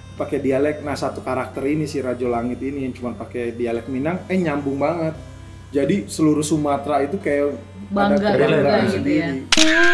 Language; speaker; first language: Indonesian; native; Indonesian